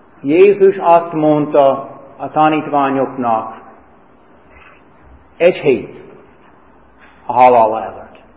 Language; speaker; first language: Hungarian; non-native, fluent; English